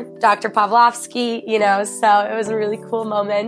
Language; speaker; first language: English; native; English